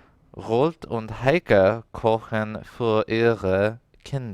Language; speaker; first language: German; non-native, learner; English